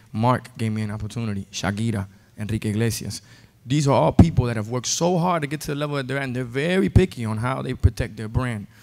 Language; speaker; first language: English; early bilingual, other home language; Spanish